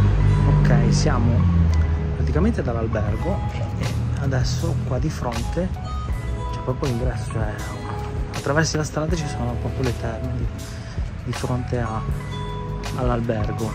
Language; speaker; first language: Italian; native; Italian